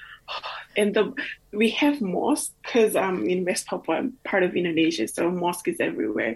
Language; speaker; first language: English; non-native, fluent; Indonesian